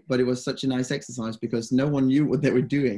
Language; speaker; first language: English; non-native, fluent; Danish